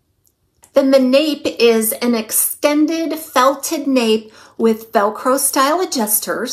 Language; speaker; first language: English; native; English